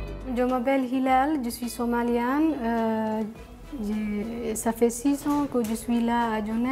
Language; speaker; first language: French; non-native, fluent; Somali